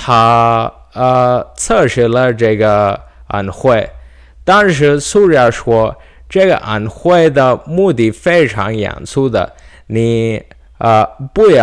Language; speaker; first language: Chinese; non-native, learner; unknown